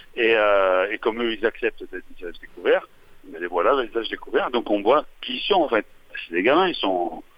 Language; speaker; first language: French; native; French